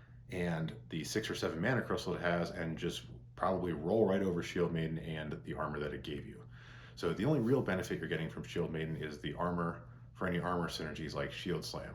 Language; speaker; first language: English; native; English